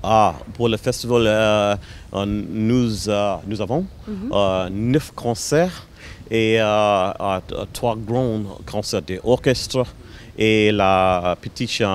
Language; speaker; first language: French; non-native, learner; English